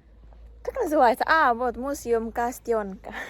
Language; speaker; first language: Russian; non-native, learner; Indonesian